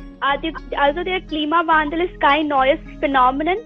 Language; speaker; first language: German; non-native, learner; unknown